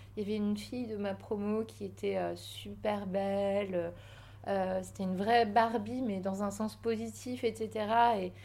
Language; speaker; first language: French; early bilingual, other home language; Portuguese